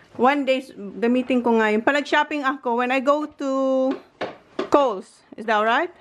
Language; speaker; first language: Filipino; non-native, local second language; Bikol